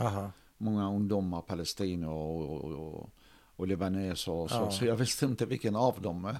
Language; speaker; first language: Swedish; non-native, fluent; Arabic